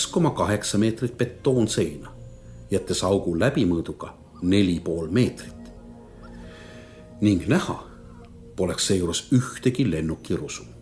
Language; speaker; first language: Estonian; native; Estonian